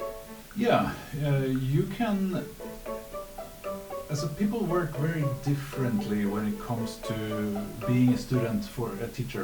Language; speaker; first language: English; non-native, fluent; Norwegian